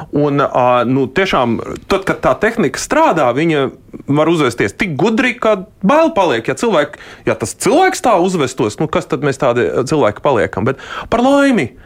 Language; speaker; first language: Latvian; non-native, local second language; Russian